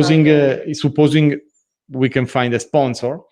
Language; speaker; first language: English; non-native, learner; Italian